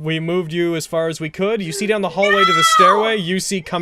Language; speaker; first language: English; native; English